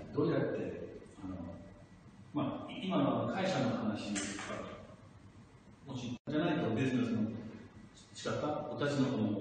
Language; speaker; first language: Japanese; non-native, fluent; English